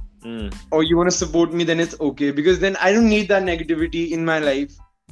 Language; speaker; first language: English; non-native, local second language; Hindi